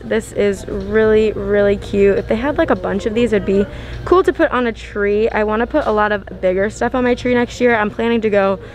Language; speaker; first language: English; native; English